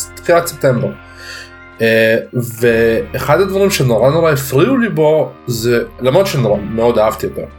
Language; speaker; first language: Hebrew; early bilingual, other home language; Russian